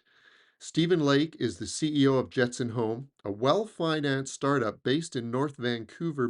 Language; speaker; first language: English; native; English